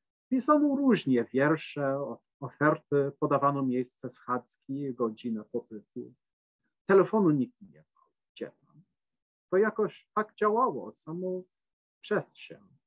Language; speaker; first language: Polish; non-native, fluent; English